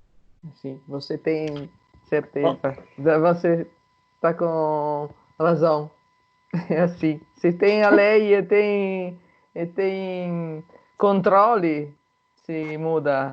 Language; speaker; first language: Portuguese; non-native, fluent; Italian